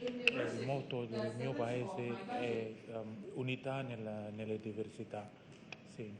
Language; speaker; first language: Italian; non-native, fluent; Indonesian